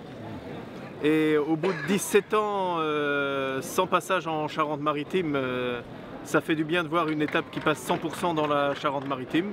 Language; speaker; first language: French; native; French